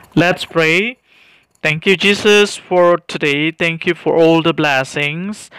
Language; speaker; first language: English; non-native, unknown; Indonesian